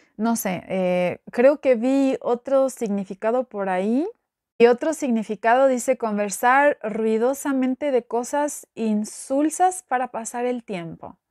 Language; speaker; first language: Spanish; non-native, fluent; Albanian